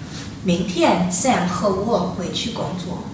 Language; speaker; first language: Chinese; non-native, learner; English